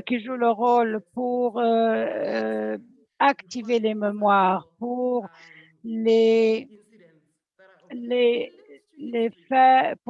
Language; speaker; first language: French; non-native, fluent; English